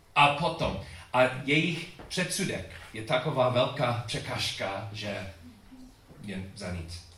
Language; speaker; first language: Czech; non-native, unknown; English